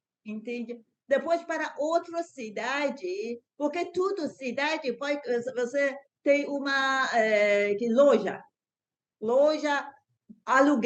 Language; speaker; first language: Portuguese; non-native, learner; Persian